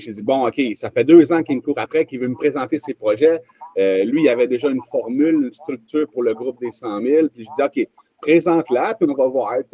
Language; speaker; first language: French; native; French